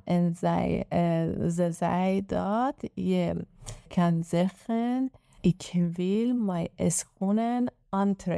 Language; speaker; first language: Dutch; non-native, learner; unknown